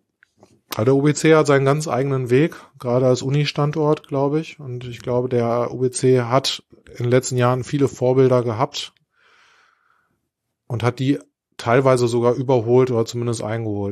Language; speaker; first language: German; native; German